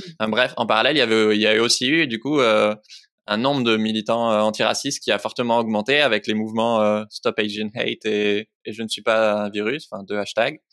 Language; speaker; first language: French; native; French